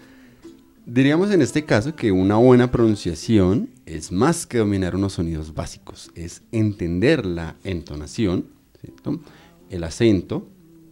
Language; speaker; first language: Spanish; native; Spanish